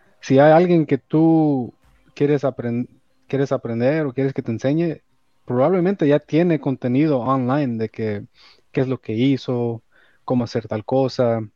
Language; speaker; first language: Spanish; early bilingual, heritage; Spanish